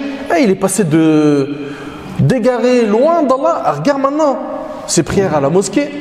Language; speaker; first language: French; native; French